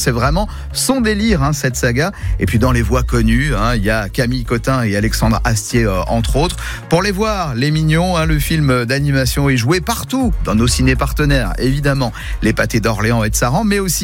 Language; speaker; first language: French; native; French